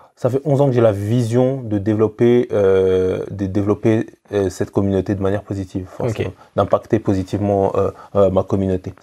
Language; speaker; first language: French; native; French